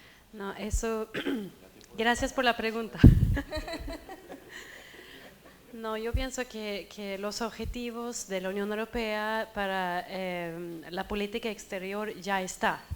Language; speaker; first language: Spanish; non-native, fluent; Swedish